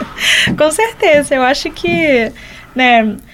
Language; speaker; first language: Portuguese; early bilingual, heritage; Portuguese